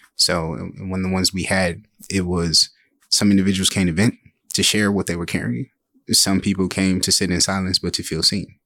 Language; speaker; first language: English; native; English